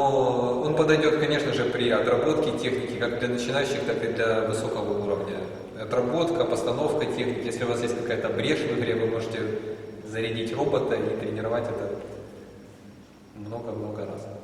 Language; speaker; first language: Russian; native; Russian